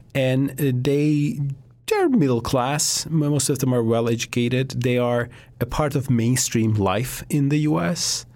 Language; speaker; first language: English; non-native, fluent; Turkish